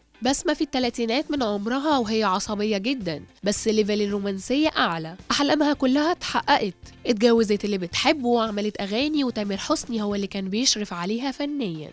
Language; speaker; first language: Arabic; native; Arabic